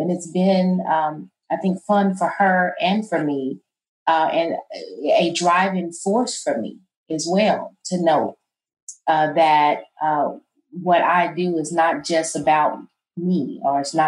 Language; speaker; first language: English; native; English